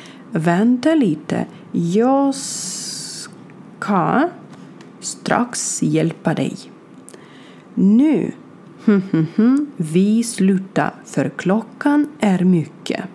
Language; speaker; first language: Swedish; non-native, learner; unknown